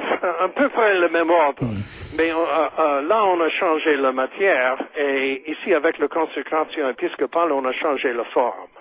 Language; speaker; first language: French; non-native, fluent; English